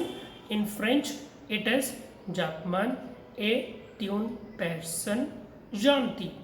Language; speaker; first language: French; non-native, learner; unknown